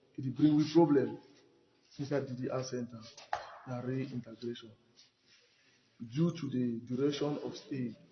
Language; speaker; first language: Nigerian Pidgin; native; Nigerian Pidgin